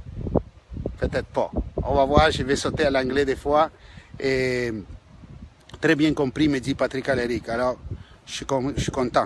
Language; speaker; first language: French; non-native, fluent; Spanish